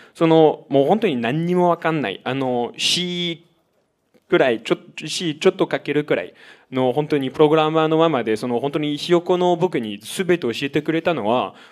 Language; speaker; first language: Japanese; non-native, fluent; French